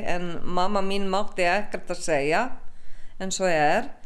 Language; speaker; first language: Icelandic; non-native, learner; Slovenian